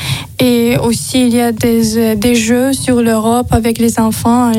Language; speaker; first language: French; non-native, learner; Azerbaijani